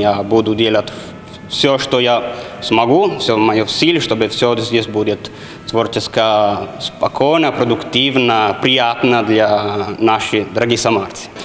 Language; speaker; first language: Russian; non-native, learner; Italian